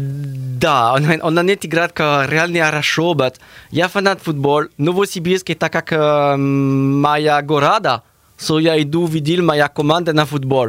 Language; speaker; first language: Russian; non-native, learner; French